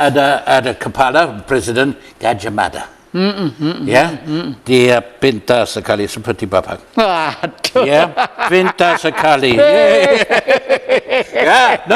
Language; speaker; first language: Indonesian; non-native, learner; English